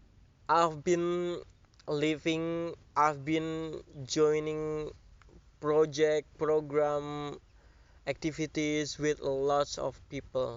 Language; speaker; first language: English; non-native, learner; Indonesian